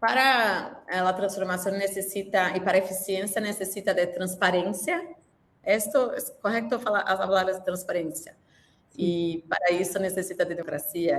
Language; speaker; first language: Spanish; non-native, learner; Portuguese